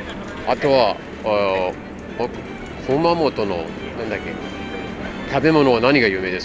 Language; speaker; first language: Japanese; non-native, learner; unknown